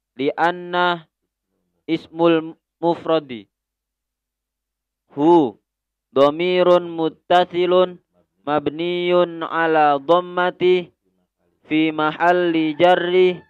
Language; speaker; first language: Arabic; non-native, learner; Indonesian